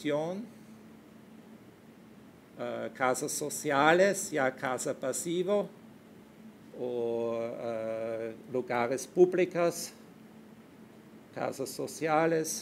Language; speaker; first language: Spanish; non-native, fluent; German